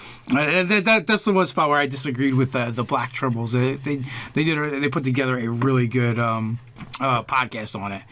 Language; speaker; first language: English; native; English